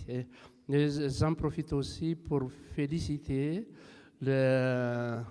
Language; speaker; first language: French; non-native, local second language; Malagasy